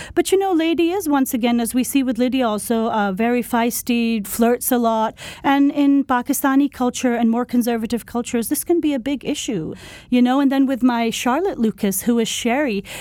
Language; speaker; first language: English; non-native, local second language; Urdu